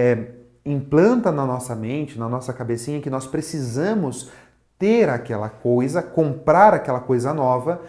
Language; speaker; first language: Portuguese; native; Portuguese